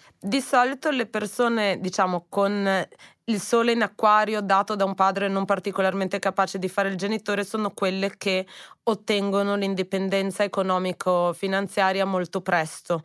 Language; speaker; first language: Italian; native; Italian